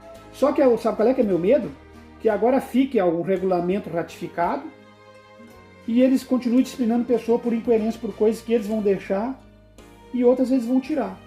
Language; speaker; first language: Portuguese; native; Portuguese